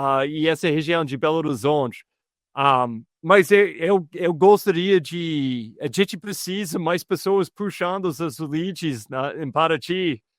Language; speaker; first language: Portuguese; non-native, fluent; English